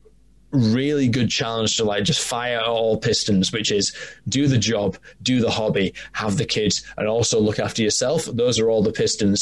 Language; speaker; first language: English; native; English